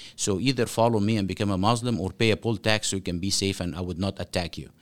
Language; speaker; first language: English; non-native, fluent; Arabic